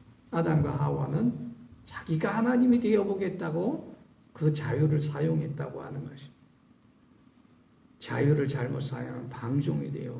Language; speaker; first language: Korean; native; Korean